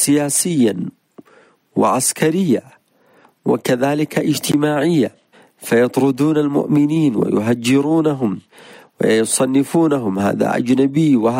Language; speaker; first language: Arabic; native; Arabic